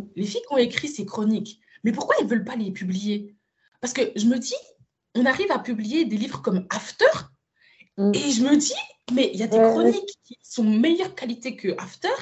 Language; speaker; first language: French; early bilingual, other home language; Spanish